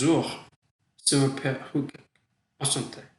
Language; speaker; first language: French; non-native, learner; Vietnamese